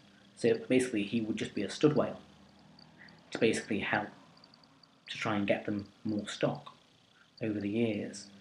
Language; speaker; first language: English; native; English